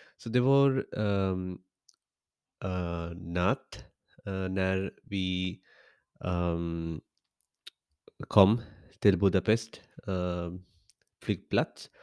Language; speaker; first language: Swedish; non-native, learner; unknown